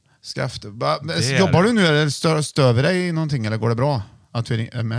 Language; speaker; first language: Swedish; native; Swedish